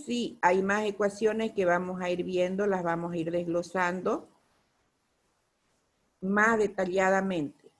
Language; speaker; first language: Spanish; native; Spanish